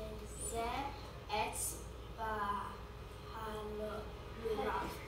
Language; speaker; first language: Hebrew; non-native, learner; English